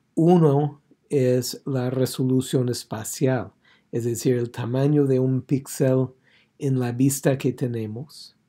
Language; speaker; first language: Spanish; non-native, fluent; English